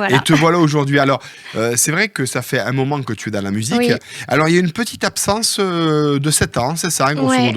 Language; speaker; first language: French; native; French